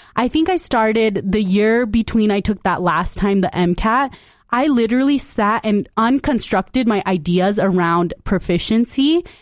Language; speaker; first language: English; early bilingual, other home language; Punjabi